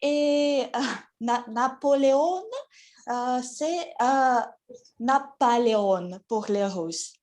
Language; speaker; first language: French; non-native, learner; Russian